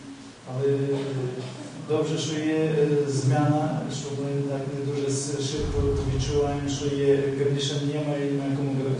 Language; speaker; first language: Polish; non-native, learner; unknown